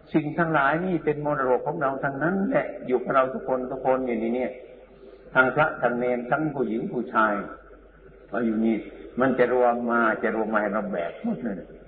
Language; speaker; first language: Thai; non-native, local second language; Northeastern Thai